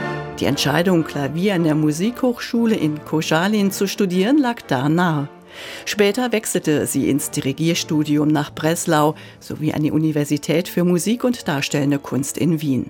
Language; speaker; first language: German; native; German